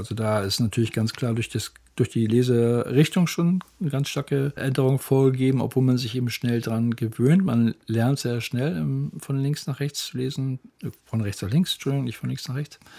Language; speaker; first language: German; native; German